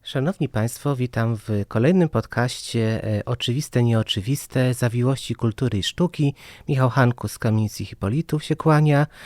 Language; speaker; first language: Polish; native; Polish